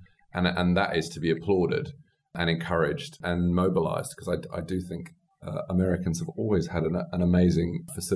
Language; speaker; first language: English; native; English